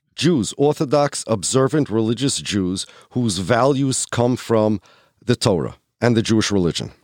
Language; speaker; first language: English; early bilingual, other home language; Polish